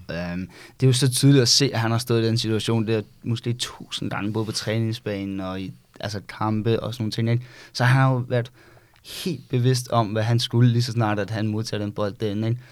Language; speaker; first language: Danish; native; Danish